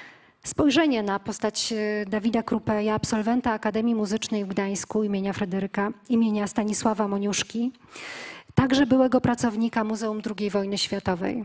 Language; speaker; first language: Polish; native; Polish